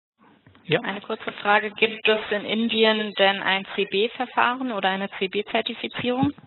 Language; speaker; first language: German; native; German